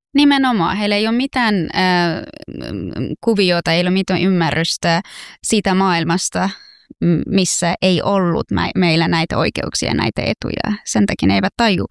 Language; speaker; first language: Finnish; non-native, fluent; Persian